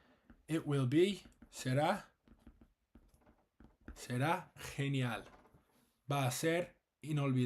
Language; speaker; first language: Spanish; non-native, fluent; English